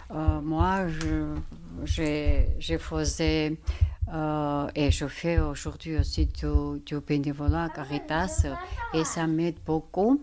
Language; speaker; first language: French; non-native, learner; Georgian